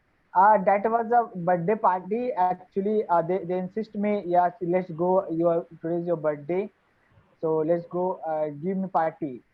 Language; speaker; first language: English; non-native, learner; Hindi